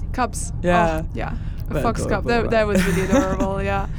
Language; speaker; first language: English; non-native, fluent; German